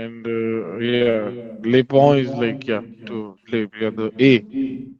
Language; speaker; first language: English; non-native, local second language; Hindi